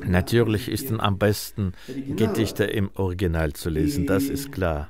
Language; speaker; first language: German; non-native, fluent; Russian